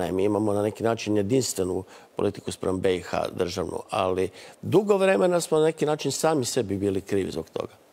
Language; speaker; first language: Croatian; native; Croatian